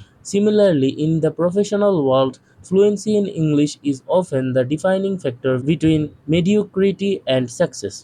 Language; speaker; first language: English; non-native, local second language; Bangla